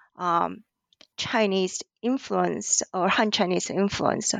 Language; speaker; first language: English; non-native, fluent; Korean